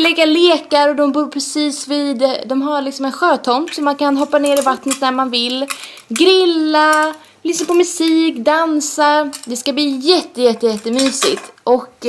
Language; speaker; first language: Swedish; native; Swedish